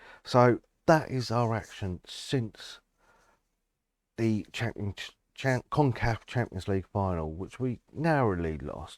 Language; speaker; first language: English; native; English